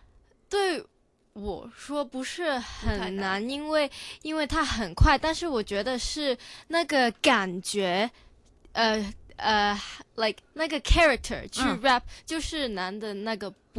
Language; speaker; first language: Chinese; non-native, learner; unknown